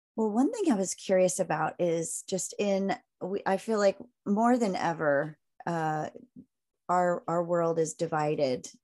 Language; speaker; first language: English; native; English